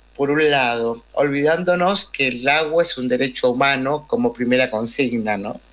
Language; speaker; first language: Spanish; native; Spanish